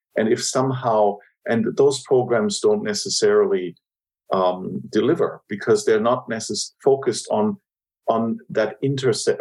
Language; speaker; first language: English; non-native, fluent; German